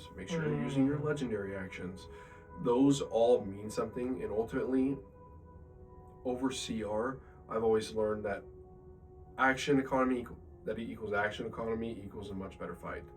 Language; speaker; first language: English; native; English